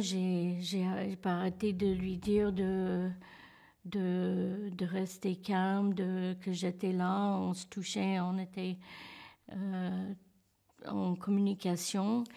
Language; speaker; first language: French; non-native, fluent; English